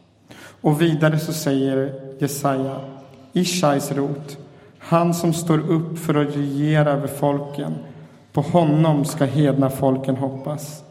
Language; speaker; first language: Swedish; native; Swedish